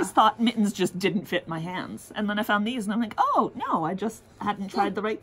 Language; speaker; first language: English; native; English